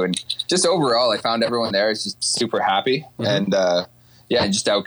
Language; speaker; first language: English; native; English